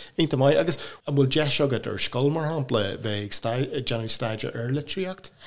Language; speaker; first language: Irish; non-native, local second language; English